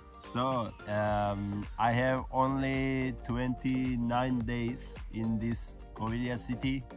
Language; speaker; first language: English; non-native, fluent; Turkish